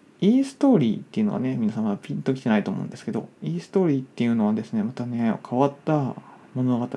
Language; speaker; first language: Japanese; native; Japanese